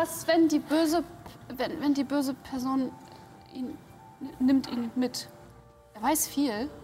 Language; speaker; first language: German; non-native, learner; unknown